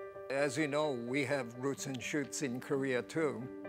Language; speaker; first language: English; non-native, fluent; Korean